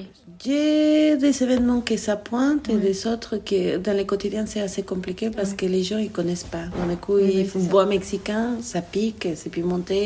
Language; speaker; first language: French; non-native, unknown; Spanish